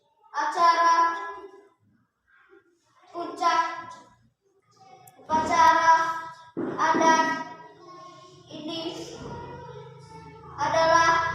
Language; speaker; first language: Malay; non-native, local second language; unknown